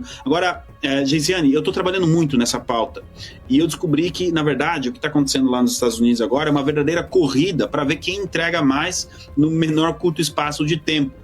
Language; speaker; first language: Portuguese; native; Portuguese